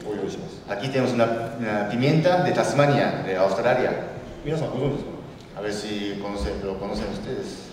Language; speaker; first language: Spanish; non-native, learner; Japanese